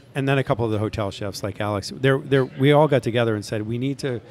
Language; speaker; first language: English; native; English